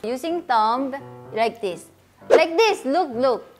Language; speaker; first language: English; non-native, fluent; Korean